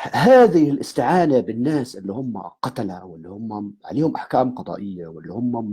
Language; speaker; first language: Arabic; native; Arabic